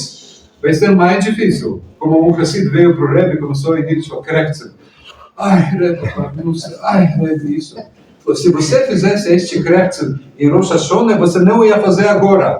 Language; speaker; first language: Portuguese; non-native, fluent; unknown